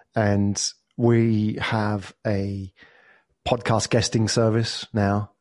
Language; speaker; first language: English; native; English